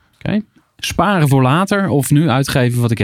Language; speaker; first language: Dutch; native; Dutch